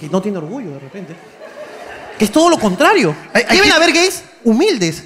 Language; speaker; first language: Spanish; native; Spanish